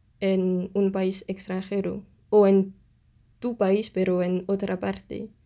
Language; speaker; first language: Spanish; non-native, fluent; French